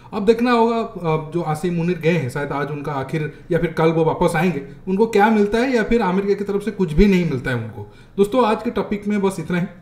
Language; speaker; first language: Hindi; native; Hindi